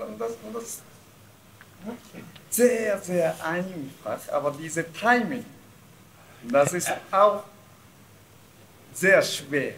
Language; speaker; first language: German; non-native, learner; Japanese